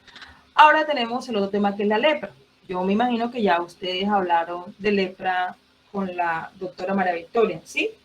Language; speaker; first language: Spanish; native; Spanish